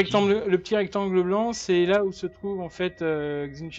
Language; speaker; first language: French; native; French